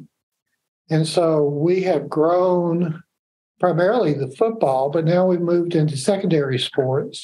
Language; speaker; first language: English; native; English